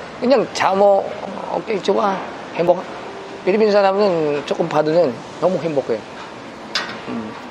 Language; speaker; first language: Korean; non-native, learner; Filipino